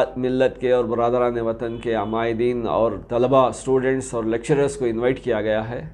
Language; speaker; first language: Hindi; non-native, local second language; Urdu